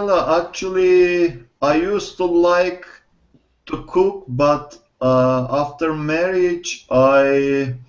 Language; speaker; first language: English; non-native, learner; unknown